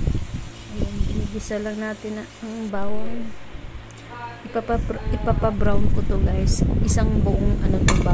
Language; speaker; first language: Filipino; native; Filipino